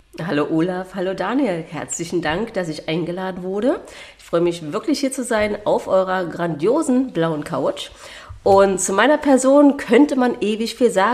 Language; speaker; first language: German; native; German